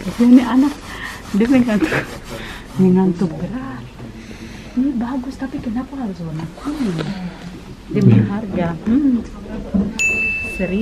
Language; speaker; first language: Indonesian; native; Indonesian